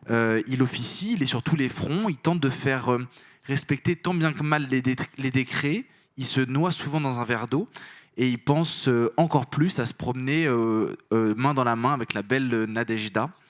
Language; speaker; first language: French; native; French